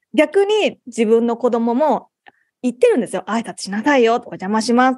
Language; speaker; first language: Japanese; native; Japanese